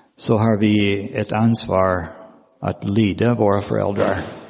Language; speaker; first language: Swedish; non-native, fluent; English